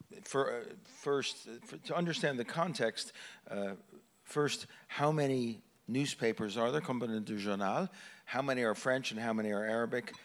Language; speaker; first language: English; native; English